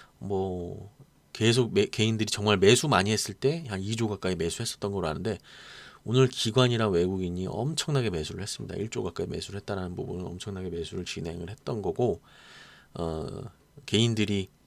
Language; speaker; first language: Korean; native; Korean